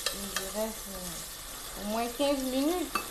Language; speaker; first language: French; non-native, local second language; Wolof